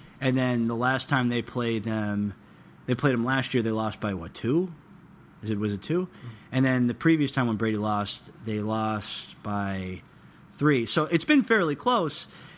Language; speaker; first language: English; native; English